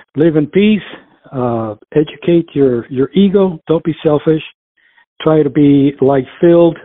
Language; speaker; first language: English; early bilingual, other home language; Spanish